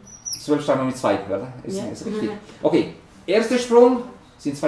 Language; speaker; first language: German; non-native, learner; Spanish